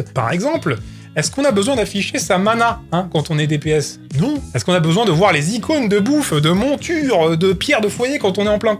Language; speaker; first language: French; native; French